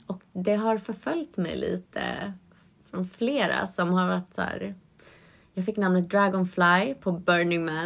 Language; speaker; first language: Swedish; native; Swedish